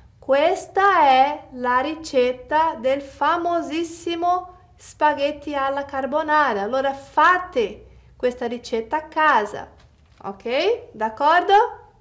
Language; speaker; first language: Italian; non-native, fluent; Portuguese